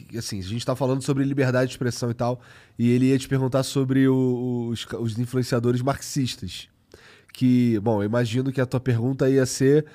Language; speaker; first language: Portuguese; native; Portuguese